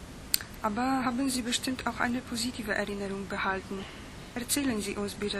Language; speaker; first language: German; non-native, fluent; Polish